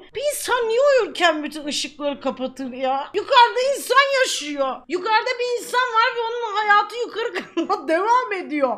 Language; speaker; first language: Turkish; native; Turkish